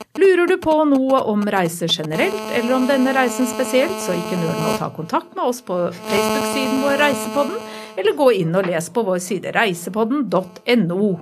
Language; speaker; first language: Norwegian; native; Norwegian